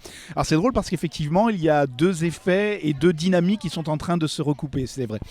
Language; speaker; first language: French; native; French